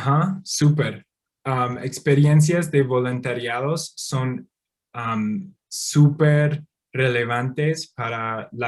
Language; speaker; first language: Spanish; non-native, fluent; English